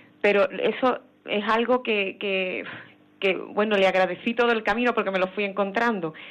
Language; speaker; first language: Spanish; native; Spanish